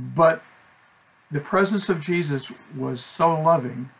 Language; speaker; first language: English; native; English